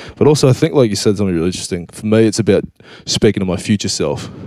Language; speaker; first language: English; native; English